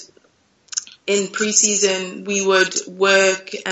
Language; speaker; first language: English; native; English